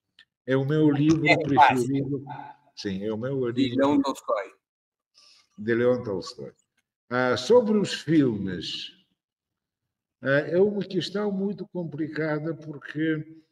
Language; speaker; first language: Portuguese; non-native, fluent; Russian